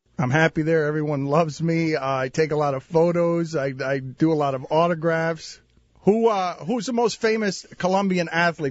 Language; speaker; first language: English; early bilingual, other home language; Spanish